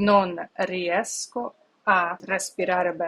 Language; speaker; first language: Italian; non-native, fluent; Ukrainian